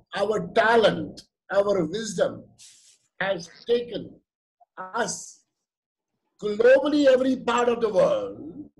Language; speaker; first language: English; non-native, local second language; Kashmiri